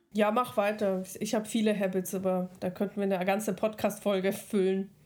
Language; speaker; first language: German; early bilingual, other home language; Russian